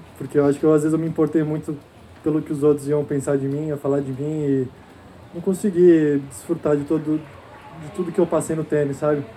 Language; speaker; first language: Portuguese; native; Portuguese